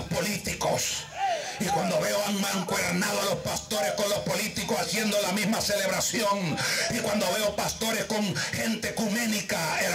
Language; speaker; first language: Spanish; native; Spanish